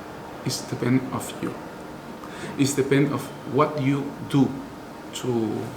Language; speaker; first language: English; non-native, learner; Spanish